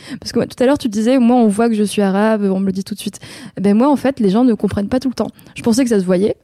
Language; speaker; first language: French; native; French